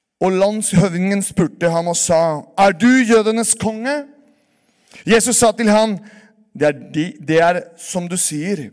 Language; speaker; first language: Norwegian; non-native, fluent; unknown